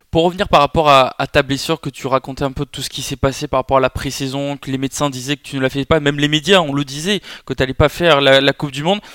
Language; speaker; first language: French; native; French